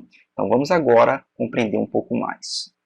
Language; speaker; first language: Portuguese; native; Portuguese